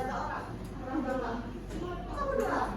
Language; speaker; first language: Indonesian; native; Indonesian